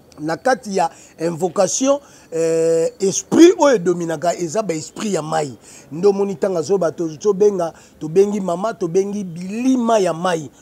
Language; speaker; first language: Lingala; native; Lingala